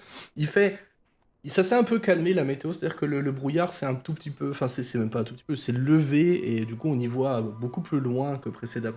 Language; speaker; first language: French; native; French